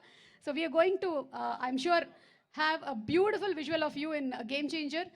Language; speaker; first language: Telugu; native; Telugu